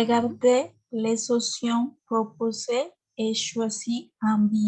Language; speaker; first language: French; non-native, learner; Spanish